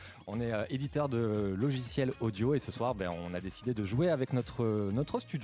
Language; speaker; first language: French; native; French